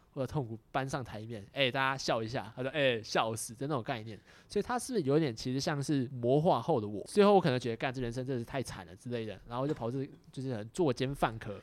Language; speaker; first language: Chinese; native; Chinese